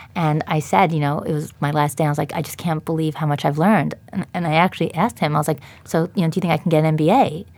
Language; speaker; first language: English; native; English